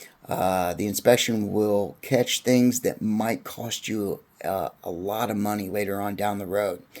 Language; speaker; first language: English; native; English